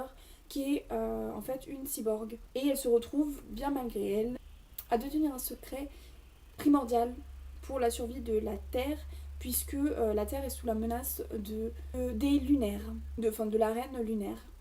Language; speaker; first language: French; native; French